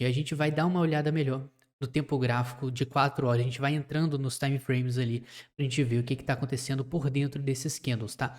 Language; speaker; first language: Portuguese; native; Portuguese